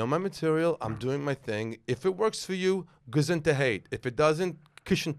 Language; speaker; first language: English; native; English